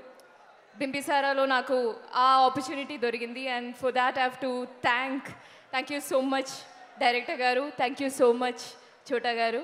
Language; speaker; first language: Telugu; non-native, learner; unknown